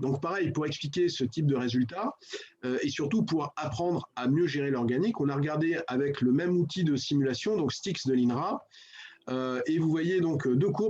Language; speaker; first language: French; native; French